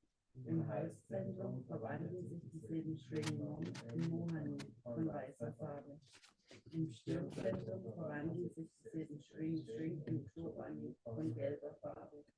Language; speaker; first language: German; native; German